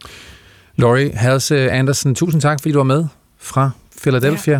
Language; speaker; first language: Danish; native; Danish